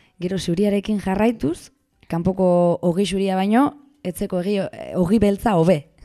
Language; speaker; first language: Basque; non-native, local second language; Spanish